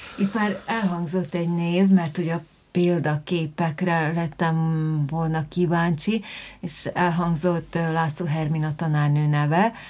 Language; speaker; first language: Hungarian; native; Hungarian